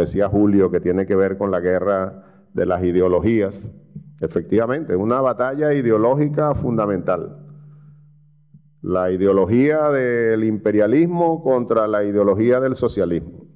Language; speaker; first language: Spanish; native; Spanish